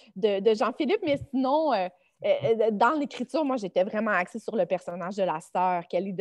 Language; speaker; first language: French; native; French